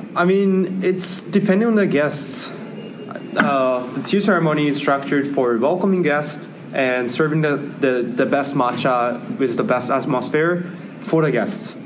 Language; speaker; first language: English; non-native, learner; Japanese